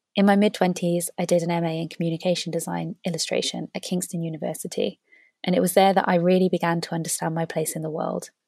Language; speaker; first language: English; native; English